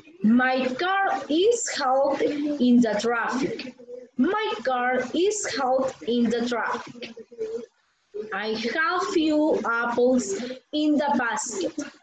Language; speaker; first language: English; non-native, learner; Spanish